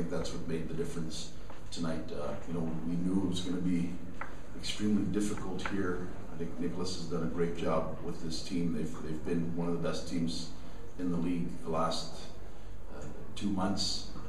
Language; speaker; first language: English; native; English